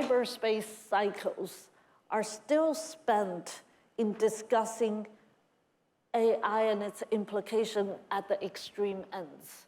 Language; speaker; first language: English; non-native, fluent; Chinese